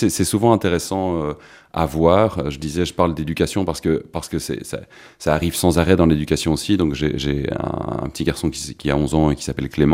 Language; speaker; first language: French; native; French